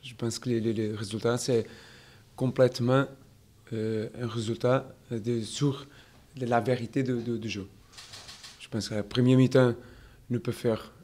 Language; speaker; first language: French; non-native, learner; Portuguese